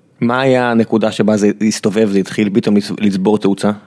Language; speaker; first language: Hebrew; native; Hebrew